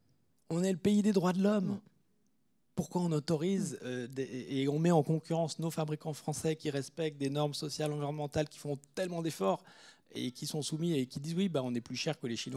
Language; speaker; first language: French; native; French